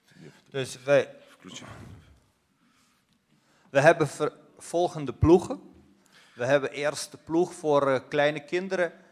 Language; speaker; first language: Dutch; non-native, fluent; Russian